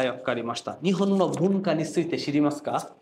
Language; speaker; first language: Japanese; non-native, fluent; Bangla